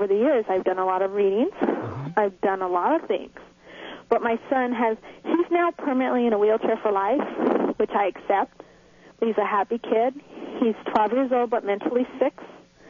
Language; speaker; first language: English; native; English